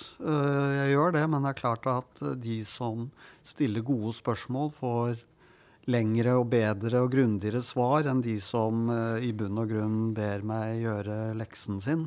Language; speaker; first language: Norwegian; native; Norwegian